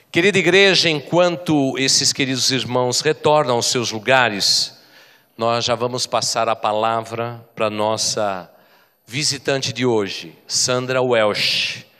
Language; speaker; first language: Portuguese; native; Portuguese